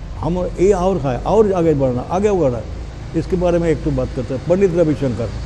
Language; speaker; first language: Hindi; non-native, local second language; Bangla